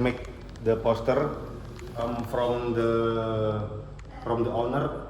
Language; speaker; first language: English; non-native, learner; Indonesian